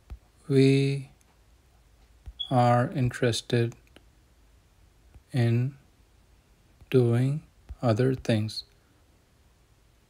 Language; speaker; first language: English; non-native, fluent; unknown